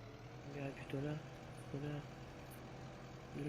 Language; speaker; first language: French; native; French